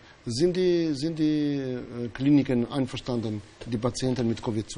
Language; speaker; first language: German; non-native, fluent; Albanian